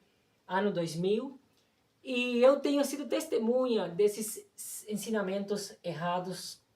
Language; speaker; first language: Portuguese; non-native, fluent; Spanish